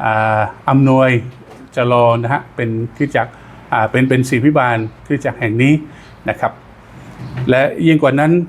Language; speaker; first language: Thai; native; Thai